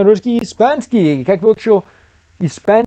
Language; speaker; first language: Russian; non-native, learner; English